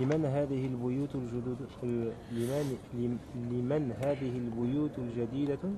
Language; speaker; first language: Arabic; non-native, learner; French